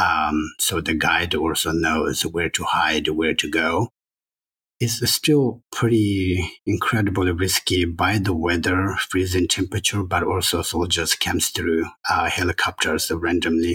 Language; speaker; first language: English; non-native, learner; Chinese